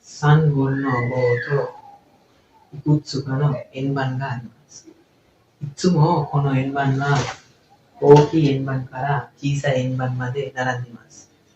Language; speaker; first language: Japanese; non-native, learner; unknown